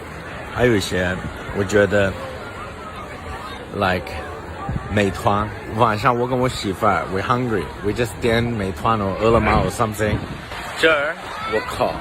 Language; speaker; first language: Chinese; non-native, fluent; English